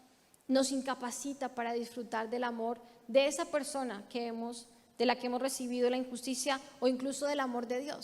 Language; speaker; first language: Spanish; native; Spanish